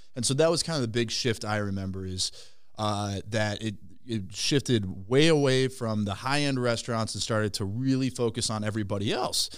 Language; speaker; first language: English; native; English